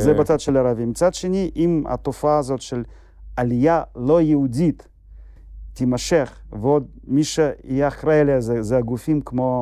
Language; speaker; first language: Hebrew; non-native, fluent; Russian